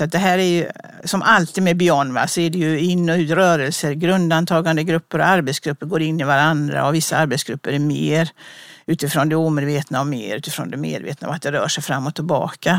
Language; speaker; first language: Swedish; native; Swedish